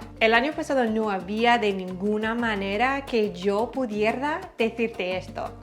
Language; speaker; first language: Spanish; non-native, learner; English